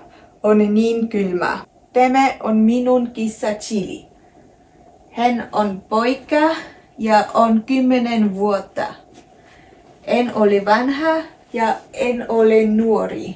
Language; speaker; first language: Finnish; non-native, learner; German